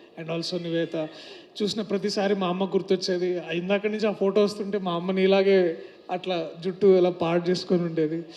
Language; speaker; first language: Telugu; native; Telugu